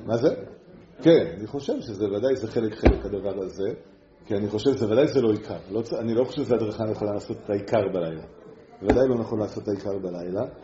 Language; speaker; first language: Hebrew; non-native, fluent; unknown